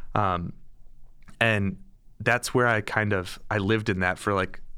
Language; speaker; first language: English; native; English